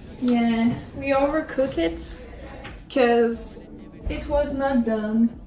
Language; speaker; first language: English; non-native, learner; French